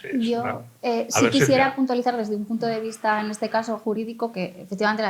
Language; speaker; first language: Spanish; native; Spanish